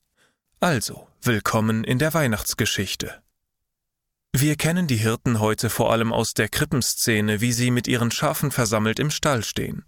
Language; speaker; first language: German; native; German